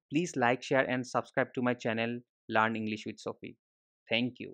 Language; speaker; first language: English; non-native, local second language; Assamese